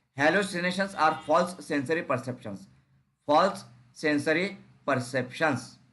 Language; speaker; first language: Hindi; non-native, local second language; Marathi